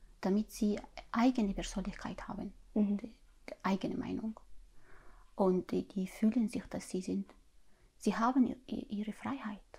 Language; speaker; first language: German; non-native, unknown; Arabic